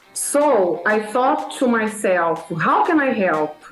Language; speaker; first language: English; non-native, fluent; Portuguese